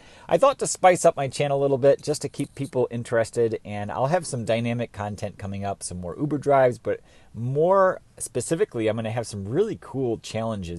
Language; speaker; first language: English; native; English